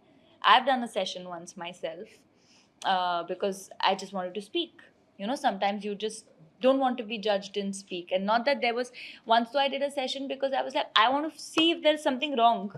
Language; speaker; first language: English; non-native, local second language; Hindi